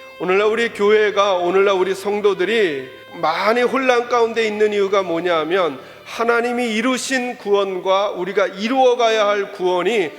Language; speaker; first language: Korean; native; Korean